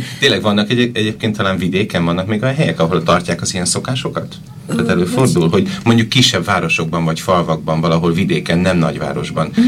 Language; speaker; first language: Hungarian; native; Hungarian